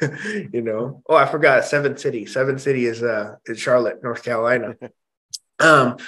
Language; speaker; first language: English; early bilingual, other home language; Indonesian